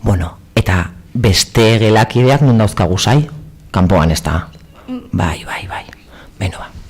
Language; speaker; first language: Basque; native; Basque